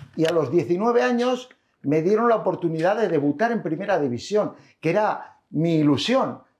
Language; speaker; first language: Spanish; native; Spanish